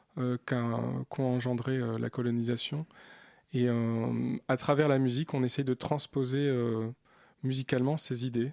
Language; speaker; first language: French; early bilingual, other home language; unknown